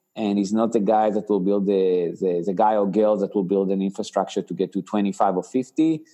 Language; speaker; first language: English; non-native, fluent; Hebrew